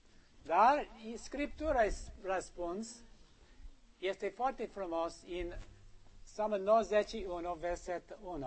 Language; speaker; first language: Romanian; non-native, learner; English